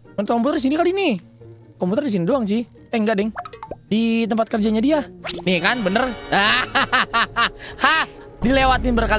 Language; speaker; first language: Indonesian; native; Indonesian